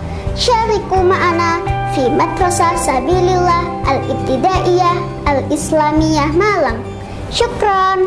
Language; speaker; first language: Arabic; non-native, learner; Indonesian